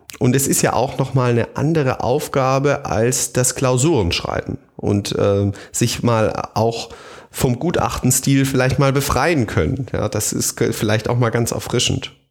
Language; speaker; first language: German; native; German